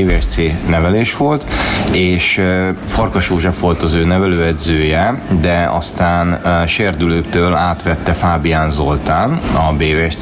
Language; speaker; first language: Hungarian; native; Hungarian